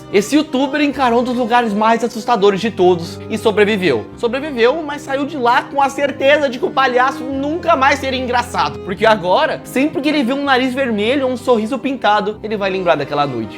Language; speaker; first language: Portuguese; native; Portuguese